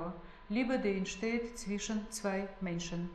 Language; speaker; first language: German; non-native, fluent; Russian